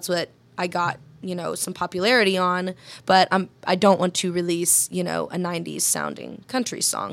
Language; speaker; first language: English; native; English